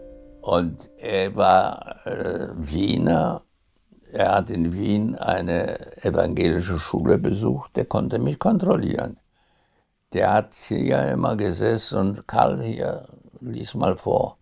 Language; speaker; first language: German; early bilingual, heritage; German